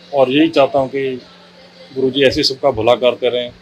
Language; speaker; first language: Hindi; native; Hindi